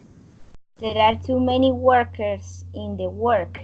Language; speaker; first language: English; non-native, learner; Spanish